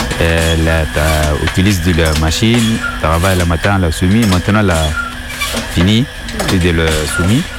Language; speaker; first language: French; non-native, learner; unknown